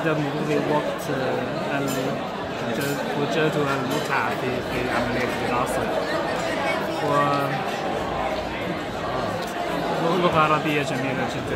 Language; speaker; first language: Arabic; non-native, learner; Chinese